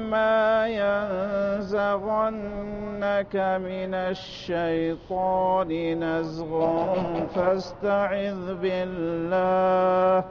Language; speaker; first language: Arabic; native; Arabic